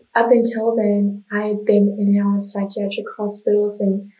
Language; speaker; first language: English; native; English